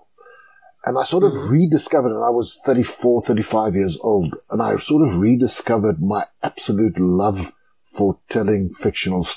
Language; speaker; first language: English; non-native, local second language; Afrikaans